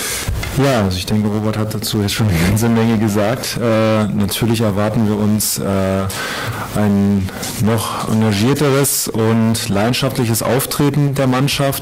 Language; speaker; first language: German; native; German